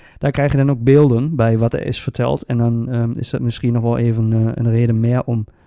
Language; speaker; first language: Dutch; native; Dutch